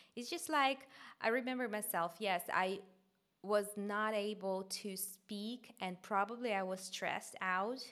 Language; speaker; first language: English; non-native, fluent; Ukrainian